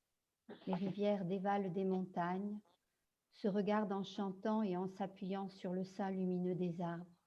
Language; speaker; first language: French; native; French